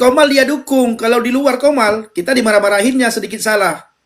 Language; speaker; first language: Indonesian; native; Indonesian